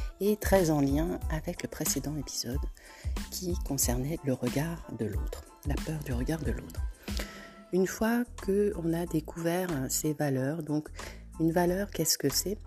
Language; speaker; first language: French; native; French